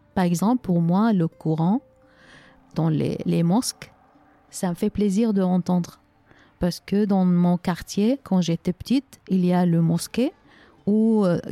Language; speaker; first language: French; non-native, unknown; Arabic